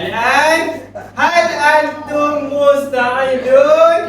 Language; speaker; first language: Arabic; non-native, learner; Malay